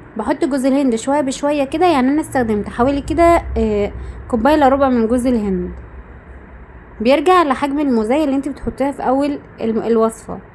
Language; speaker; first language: Arabic; native; Arabic